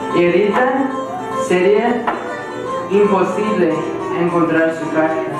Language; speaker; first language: Spanish; non-native, fluent; English